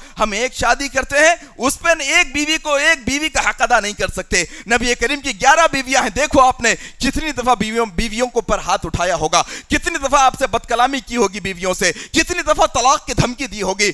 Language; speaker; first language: Urdu; native; Urdu